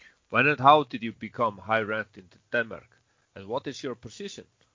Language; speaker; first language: English; non-native, fluent; Icelandic